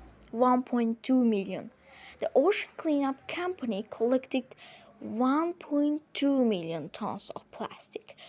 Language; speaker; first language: English; non-native, fluent; Azerbaijani